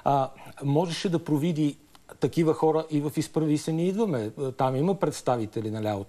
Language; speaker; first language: Bulgarian; native; Bulgarian